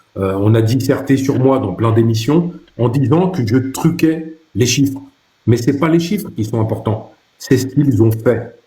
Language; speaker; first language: French; early bilingual, other home language; Arabic